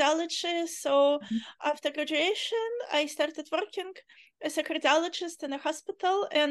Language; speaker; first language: English; non-native, fluent; Uzbek